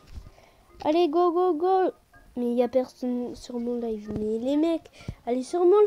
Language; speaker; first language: French; native; French